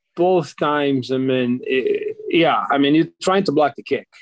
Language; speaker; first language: English; non-native, fluent; Portuguese